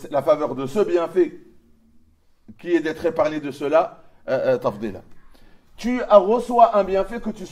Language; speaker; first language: French; native; French